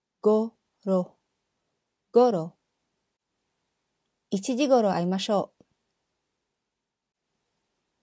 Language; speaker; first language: Japanese; non-native, fluent; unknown